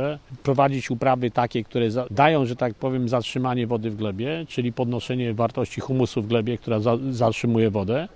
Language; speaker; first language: Polish; native; Polish